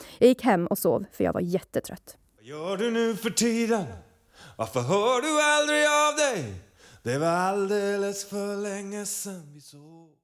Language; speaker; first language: Swedish; early bilingual, other home language; Persian